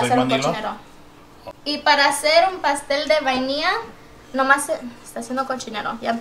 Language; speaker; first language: Spanish; early bilingual, heritage; Spanish